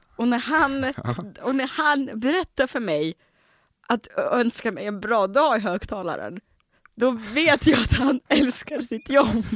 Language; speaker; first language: Swedish; early bilingual, other home language; Russian